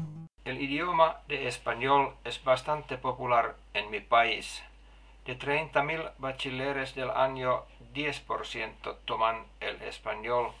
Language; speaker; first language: Spanish; non-native, learner; Finnish